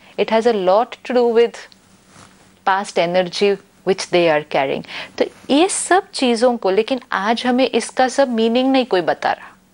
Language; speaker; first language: Hindi; native; Hindi